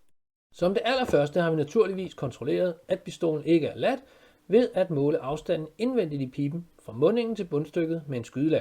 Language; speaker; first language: Danish; native; Danish